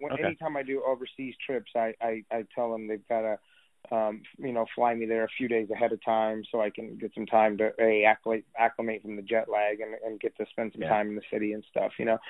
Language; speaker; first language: English; native; English